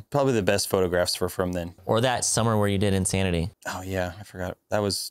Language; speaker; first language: English; native; English